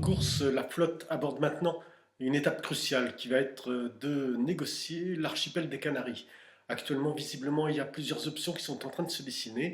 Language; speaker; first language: French; native; French